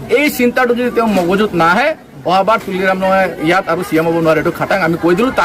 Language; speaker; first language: Assamese; non-native, local second language; Bangla